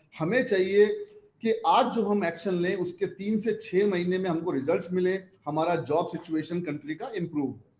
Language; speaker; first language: Hindi; non-native, local second language; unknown